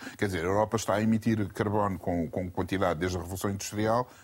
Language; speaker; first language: Portuguese; non-native, local second language; Kabuverdianu